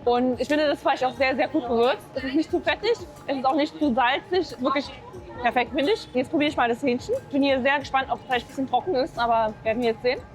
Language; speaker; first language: German; native; German